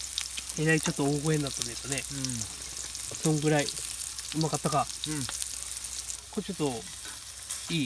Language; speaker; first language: Japanese; native; Japanese